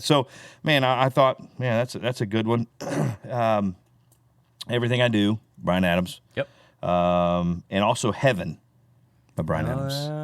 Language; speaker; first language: English; native; English